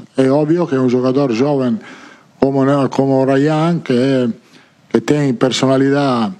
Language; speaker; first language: Portuguese; non-native, fluent; Italian